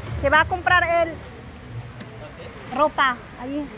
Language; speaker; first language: Spanish; non-native, learner; Filipino